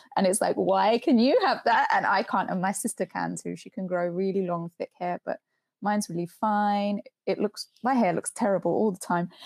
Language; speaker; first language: English; native; English